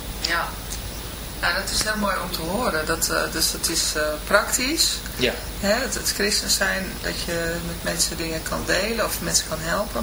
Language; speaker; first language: Dutch; native; Dutch